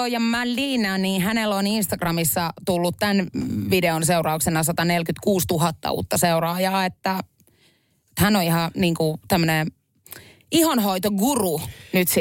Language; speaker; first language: Finnish; native; Finnish